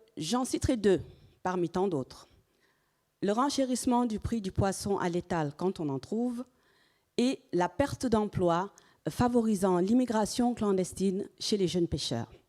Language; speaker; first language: French; non-native, local second language; Wolof